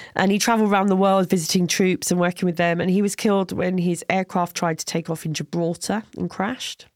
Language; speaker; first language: English; native; English